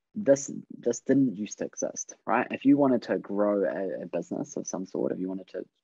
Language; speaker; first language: English; native; English